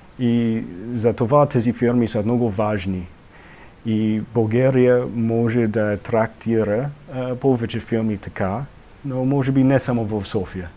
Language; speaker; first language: Bulgarian; non-native, learner; English